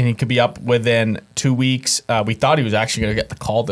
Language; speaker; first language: English; native; English